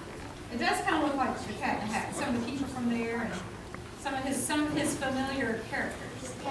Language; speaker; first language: English; native; English